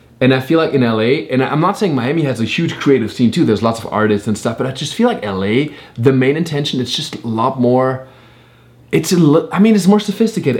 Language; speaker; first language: English; non-native, fluent; German